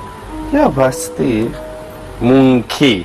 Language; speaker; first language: Indonesian; non-native, learner; Persian